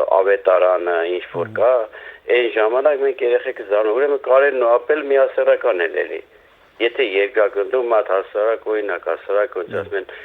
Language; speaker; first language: Armenian; early bilingual, heritage; Armenian